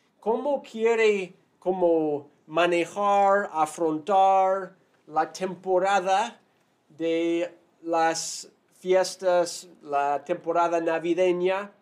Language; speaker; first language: Spanish; non-native, fluent; English